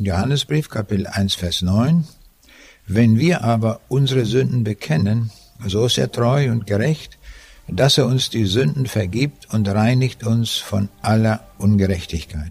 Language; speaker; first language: German; native; German